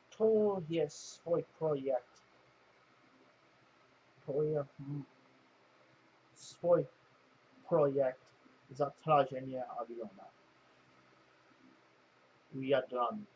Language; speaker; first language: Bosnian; non-native, learner; English